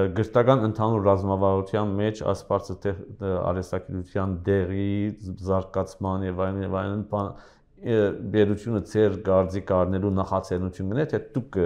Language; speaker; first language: Armenian; early bilingual, heritage; Armenian